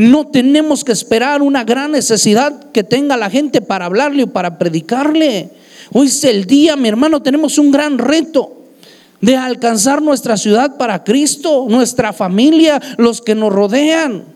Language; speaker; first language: Spanish; native; Spanish